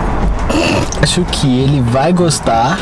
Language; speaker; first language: Portuguese; native; Portuguese